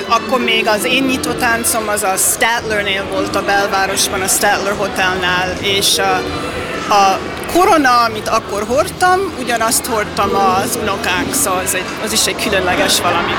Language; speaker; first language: Hungarian; early bilingual, heritage; Hungarian